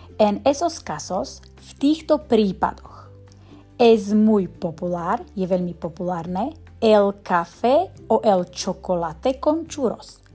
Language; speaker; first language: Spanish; non-native, fluent; Slovak